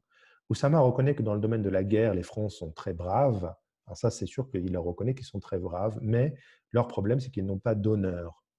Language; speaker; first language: French; native; French